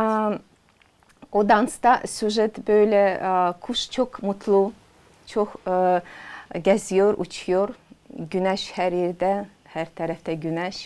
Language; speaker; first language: Turkish; non-native, learner; Azerbaijani